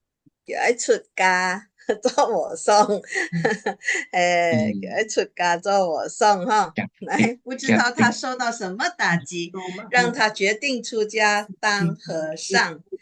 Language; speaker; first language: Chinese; early bilingual, heritage; Chinese